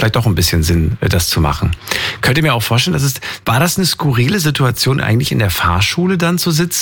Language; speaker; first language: German; native; German